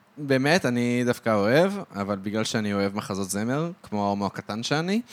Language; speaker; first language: Hebrew; early bilingual, other home language; French